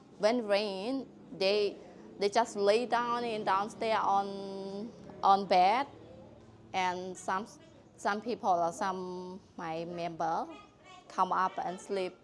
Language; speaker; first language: English; non-native, learner; Khmer